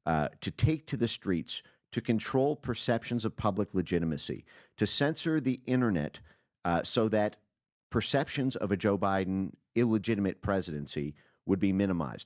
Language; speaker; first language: English; native; English